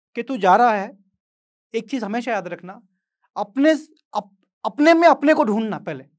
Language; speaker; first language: Hindi; non-native, local second language; Odia